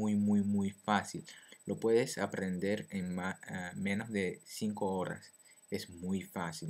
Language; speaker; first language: Spanish; non-native, learner; French